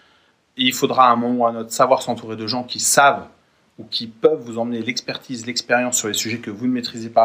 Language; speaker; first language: French; native; French